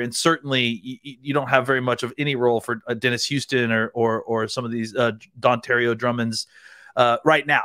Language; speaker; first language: English; native; English